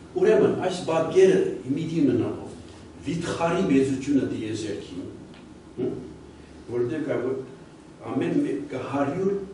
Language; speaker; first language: Armenian; early bilingual, heritage; Armenian